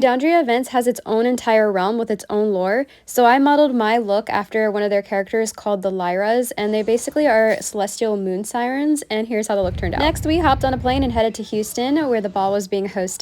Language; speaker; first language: English; native; English